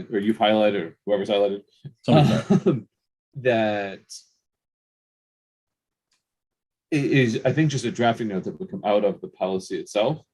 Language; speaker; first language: English; native; English